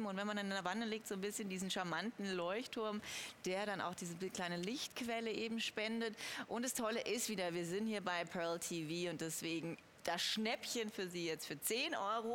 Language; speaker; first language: German; native; German